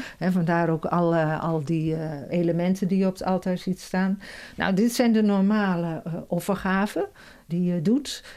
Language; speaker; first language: Dutch; native; Dutch